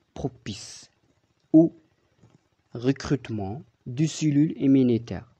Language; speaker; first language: French; non-native, local second language; Arabic